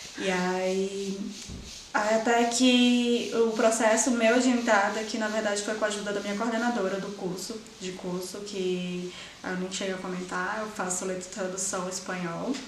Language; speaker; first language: Portuguese; native; Portuguese